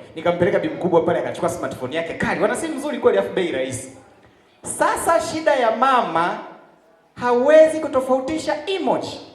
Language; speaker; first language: Swahili; native; Swahili